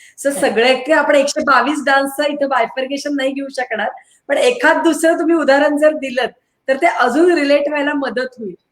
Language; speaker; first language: Marathi; native; Marathi